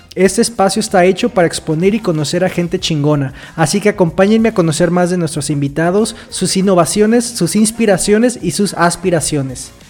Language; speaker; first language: Spanish; native; Spanish